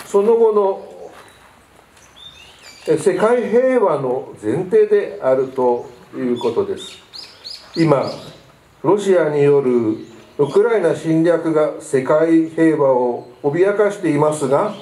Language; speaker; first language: Japanese; native; Japanese